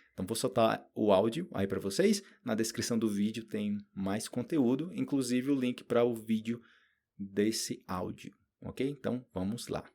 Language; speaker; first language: Portuguese; native; Portuguese